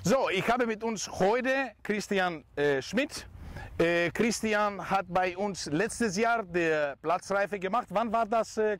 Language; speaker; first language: German; non-native, fluent; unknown